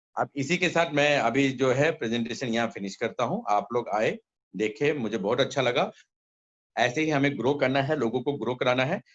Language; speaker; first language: Hindi; native; Hindi